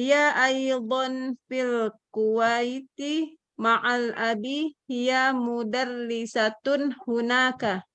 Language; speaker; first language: Arabic; non-native, learner; Indonesian